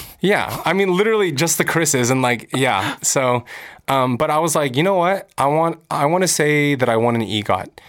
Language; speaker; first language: English; early bilingual, other home language; Korean